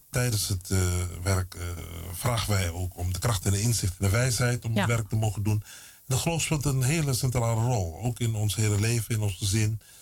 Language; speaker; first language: Dutch; native; Dutch